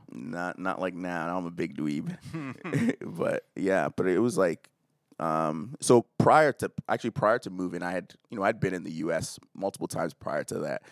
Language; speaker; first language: English; early bilingual, other home language; Akan